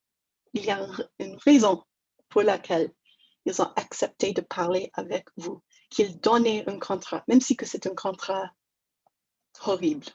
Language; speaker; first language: French; non-native, fluent; English